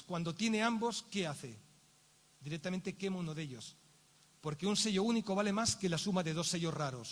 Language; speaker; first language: Spanish; native; Spanish